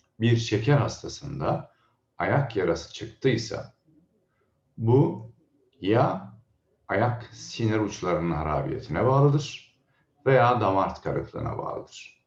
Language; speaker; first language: Turkish; native; Turkish